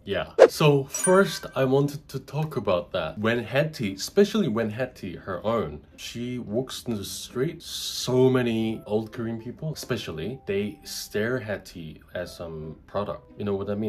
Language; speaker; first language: English; non-native, fluent; Korean